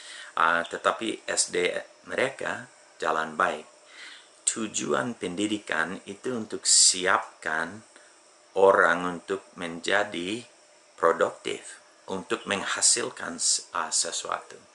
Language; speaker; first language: Indonesian; non-native, fluent; English